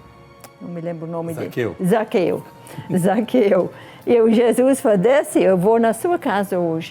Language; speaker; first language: Portuguese; non-native, fluent; English